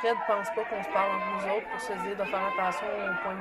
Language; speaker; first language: French; native; French